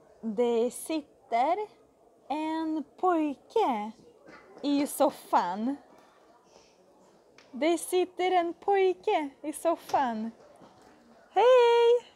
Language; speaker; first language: Swedish; non-native, fluent; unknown